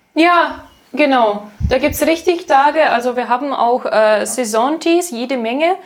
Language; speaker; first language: German; non-native, fluent; Russian